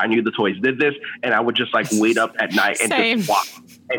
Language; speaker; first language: English; early bilingual, other home language; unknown